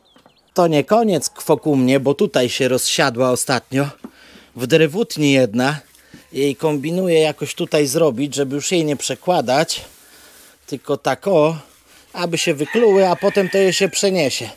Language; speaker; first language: Polish; native; Polish